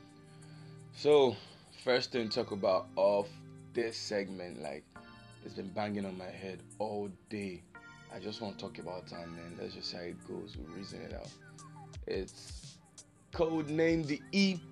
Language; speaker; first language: English; non-native, local second language; Yoruba